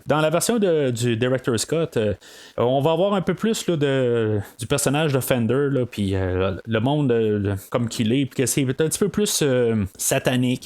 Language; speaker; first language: French; native; French